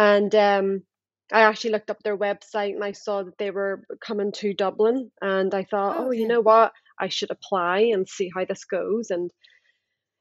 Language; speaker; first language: English; native; English